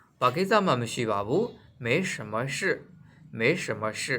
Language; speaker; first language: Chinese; non-native, fluent; Burmese